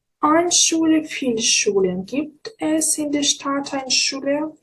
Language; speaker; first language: German; non-native, learner; Ukrainian